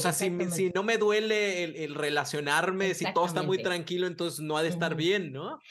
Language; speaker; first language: Spanish; native; Spanish